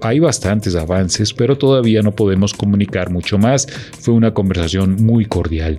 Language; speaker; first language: Spanish; native; Spanish